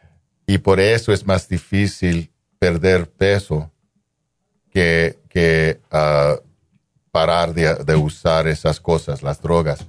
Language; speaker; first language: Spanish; non-native, fluent; English